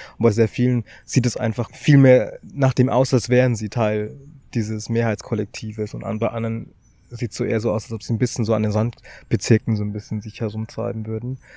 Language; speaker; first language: German; early bilingual, other home language; Tamil